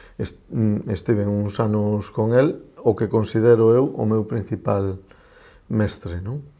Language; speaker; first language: Galician; non-native, local second language; Spanish